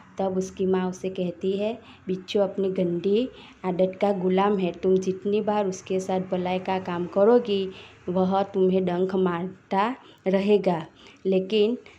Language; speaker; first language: Hindi; non-native, local second language; Gujarati